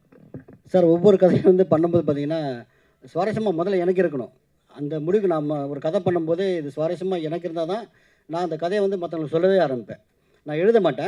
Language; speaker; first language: Tamil; native; Tamil